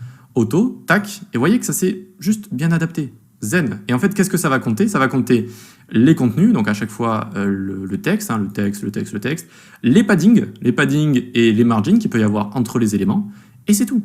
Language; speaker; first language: French; native; French